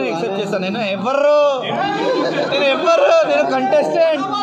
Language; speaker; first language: Telugu; non-native, learner; Hindi